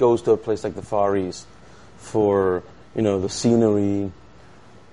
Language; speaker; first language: English; native; English